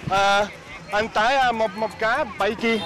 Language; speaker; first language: Vietnamese; non-native, learner; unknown